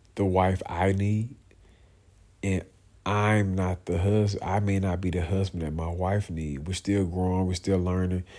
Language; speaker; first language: English; native; English